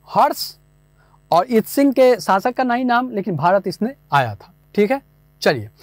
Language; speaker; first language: Hindi; native; Hindi